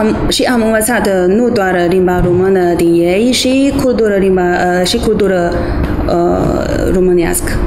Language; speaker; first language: Romanian; non-native, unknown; Chinese